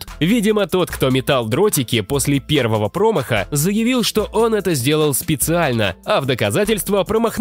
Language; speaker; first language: Russian; native; Russian